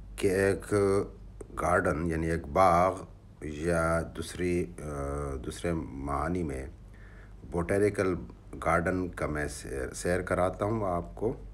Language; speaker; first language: Urdu; non-native, local second language; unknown